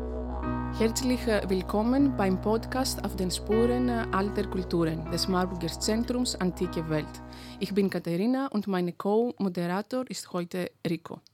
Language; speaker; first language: German; non-native, fluent; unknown